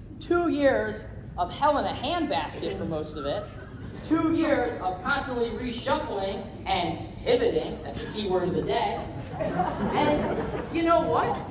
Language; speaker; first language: English; native; English